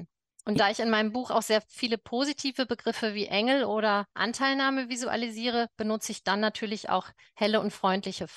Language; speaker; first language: German; native; German